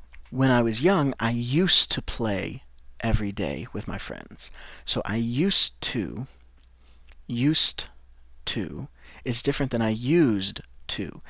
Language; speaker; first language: English; native; English